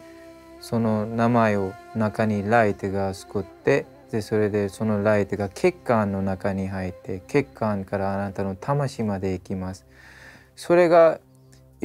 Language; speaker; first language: Japanese; non-native, learner; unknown